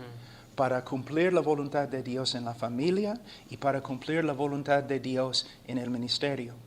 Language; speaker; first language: Spanish; non-native, fluent; English